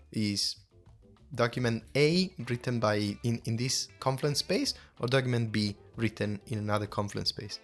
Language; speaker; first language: English; non-native, fluent; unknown